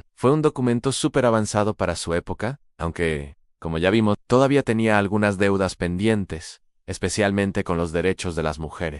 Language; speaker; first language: Spanish; native; Spanish